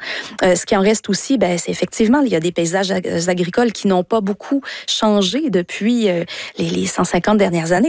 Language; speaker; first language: French; native; French